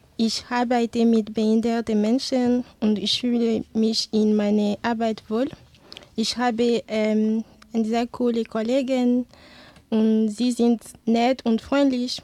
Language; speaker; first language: German; non-native, learner; Ewe